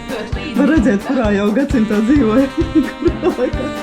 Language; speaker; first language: Latvian; native; Latvian